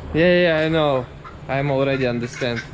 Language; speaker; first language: English; non-native, learner; Russian